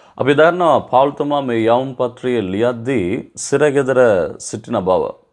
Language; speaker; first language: Sinhala; non-native, local second language; Tamil